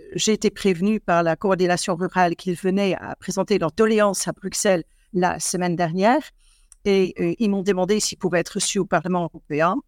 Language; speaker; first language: French; non-native, fluent; Dutch